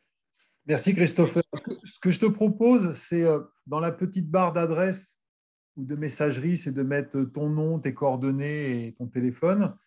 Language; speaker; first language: French; native; French